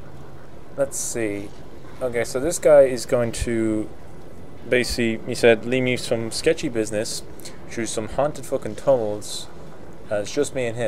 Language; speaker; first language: English; native; English